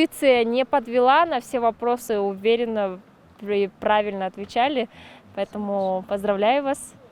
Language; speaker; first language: Russian; native; Russian